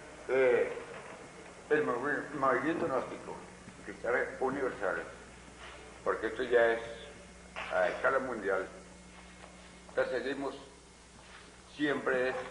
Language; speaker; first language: Spanish; native; Spanish